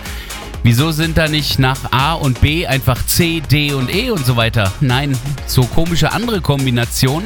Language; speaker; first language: German; native; German